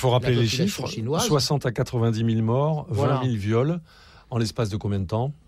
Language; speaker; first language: French; native; French